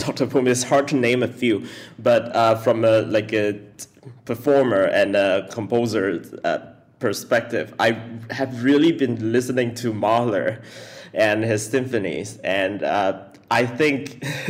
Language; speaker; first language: English; non-native, local second language; Chinese